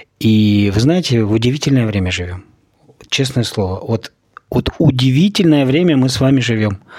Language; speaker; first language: Russian; native; Russian